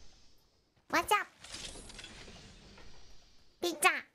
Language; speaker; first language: English; non-native, learner; Japanese